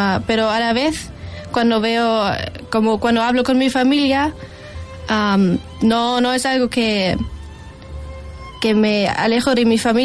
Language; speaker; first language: Spanish; non-native, fluent; German